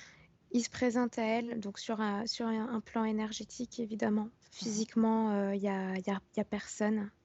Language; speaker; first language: French; native; French